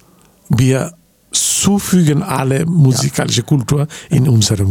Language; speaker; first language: German; non-native, fluent; Bangla